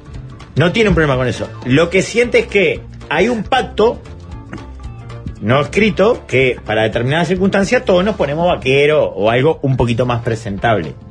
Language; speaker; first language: Spanish; native; Spanish